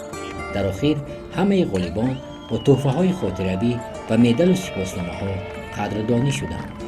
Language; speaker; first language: Persian; native; Persian